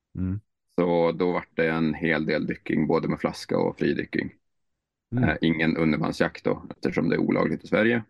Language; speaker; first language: Swedish; native; Swedish